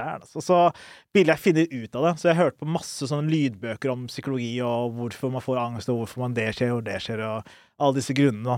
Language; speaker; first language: Norwegian; early bilingual, other home language; Somali